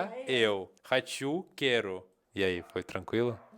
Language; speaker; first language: Portuguese; non-native, fluent; Russian